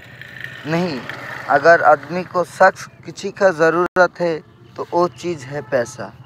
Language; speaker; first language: Hindi; non-native, learner; Bangla